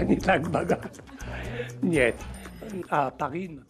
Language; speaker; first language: Russian; non-native, learner; French